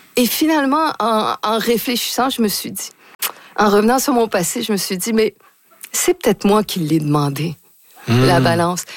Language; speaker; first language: French; native; French